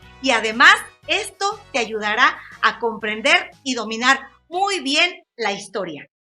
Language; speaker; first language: Spanish; native; Spanish